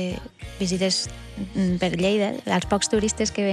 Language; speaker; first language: Catalan; native; Catalan